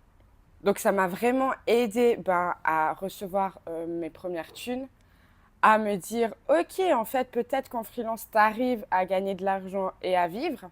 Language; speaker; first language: French; native; French